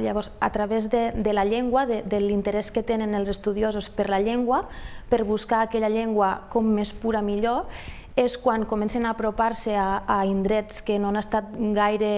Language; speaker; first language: Catalan; native; Catalan